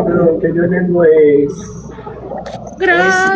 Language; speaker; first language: Spanish; non-native, learner; Haitian Creole